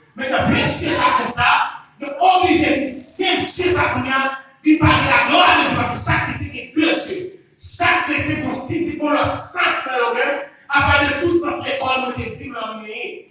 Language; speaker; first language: French; non-native, local second language; Haitian Creole